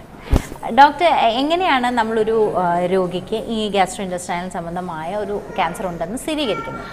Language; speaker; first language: Malayalam; native; Malayalam